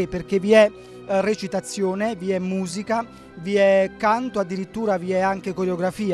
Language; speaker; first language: Italian; native; Italian